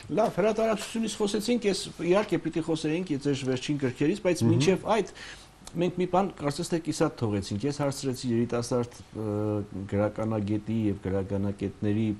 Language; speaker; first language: Armenian; native; Armenian